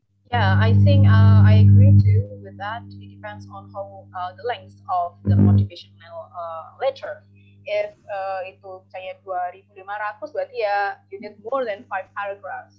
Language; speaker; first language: English; non-native, fluent; Indonesian